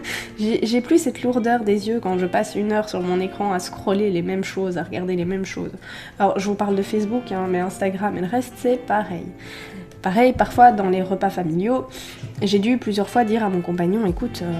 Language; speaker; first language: French; native; French